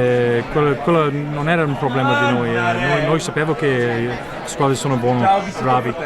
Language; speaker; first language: Italian; non-native, learner; English